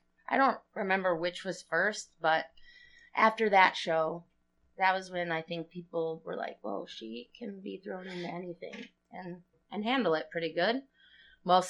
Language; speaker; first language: English; native; English